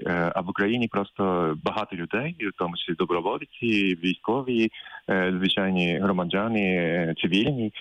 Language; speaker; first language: Ukrainian; non-native, fluent; Japanese